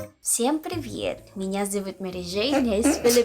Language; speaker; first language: Russian; non-native, learner; Filipino